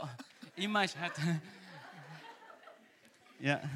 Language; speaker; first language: German; non-native, learner; Kurdish